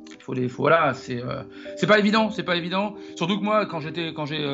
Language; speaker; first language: French; native; French